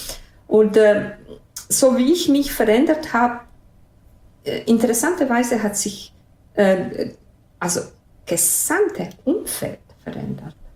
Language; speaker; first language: German; non-native, fluent; Bosnian